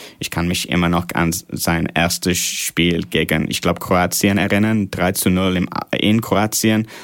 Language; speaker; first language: German; non-native, fluent; English